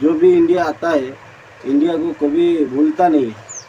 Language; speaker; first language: Hindi; non-native, local second language; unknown